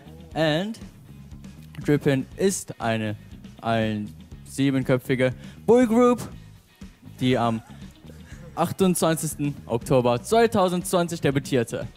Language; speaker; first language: German; early bilingual, heritage; German